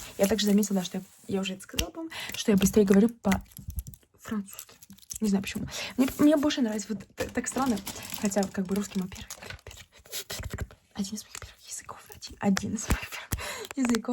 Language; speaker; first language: Russian; early bilingual, heritage; Russian